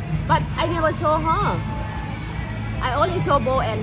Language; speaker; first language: English; non-native, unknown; Thai